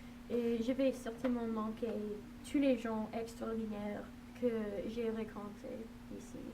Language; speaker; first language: French; non-native, learner; English